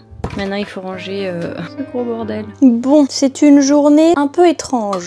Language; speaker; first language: French; native; French